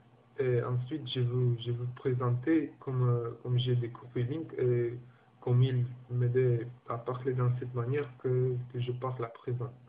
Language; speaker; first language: French; non-native, learner; Romanian